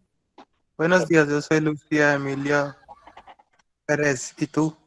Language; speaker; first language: Spanish; non-native, learner; Hindi